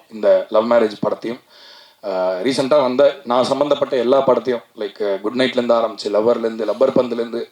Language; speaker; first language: Tamil; native; Tamil